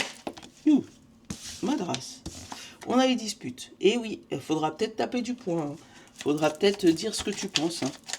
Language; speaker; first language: French; native; French